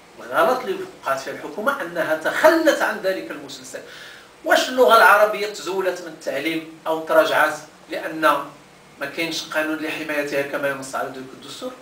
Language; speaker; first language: Arabic; non-native, local second language; Tachelhit